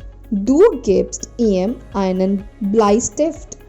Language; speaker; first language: German; non-native, fluent; Hindi